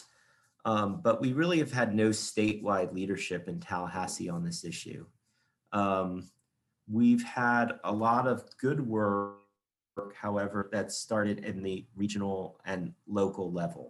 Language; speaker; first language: English; native; English